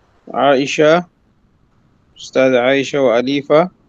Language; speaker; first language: Arabic; non-native, fluent; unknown